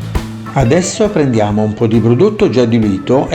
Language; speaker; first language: Italian; native; Italian